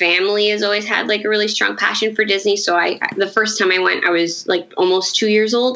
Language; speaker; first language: English; native; English